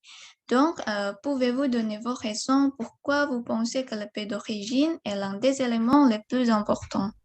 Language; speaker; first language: French; non-native, learner; Indonesian